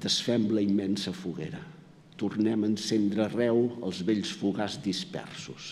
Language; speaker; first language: Catalan; native; Catalan